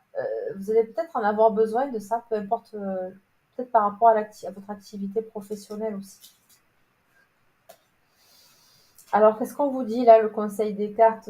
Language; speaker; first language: French; native; French